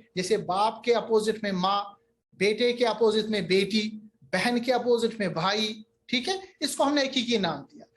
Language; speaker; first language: Urdu; native; Urdu